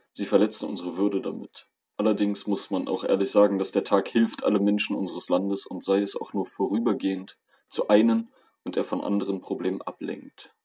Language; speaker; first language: German; native; German